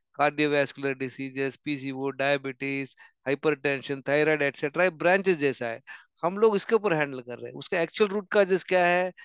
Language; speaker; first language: Hindi; non-native, local second language; Telugu